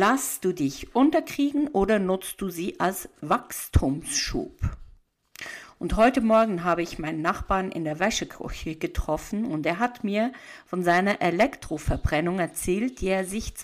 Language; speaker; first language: German; native; German